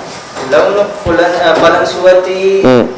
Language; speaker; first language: Arabic; non-native, learner; Urdu